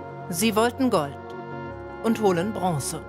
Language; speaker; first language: German; native; German